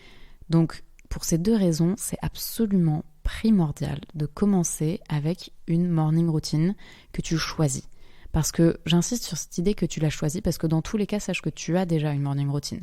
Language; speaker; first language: French; native; French